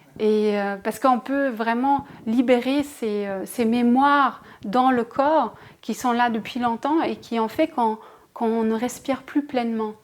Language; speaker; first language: French; non-native, fluent; German